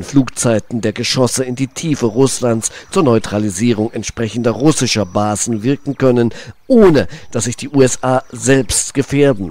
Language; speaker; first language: German; native; German